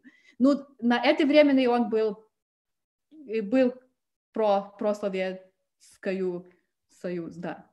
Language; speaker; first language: Russian; non-native, fluent; Lithuanian